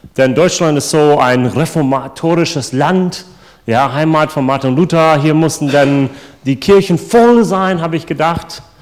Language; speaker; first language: German; non-native, fluent; English